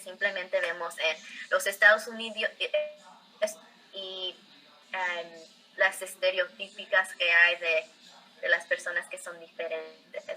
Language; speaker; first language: Spanish; early bilingual, heritage; Spanish